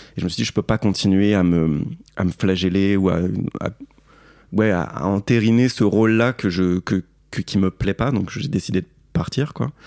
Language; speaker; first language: French; native; French